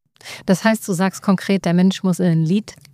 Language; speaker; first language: German; native; German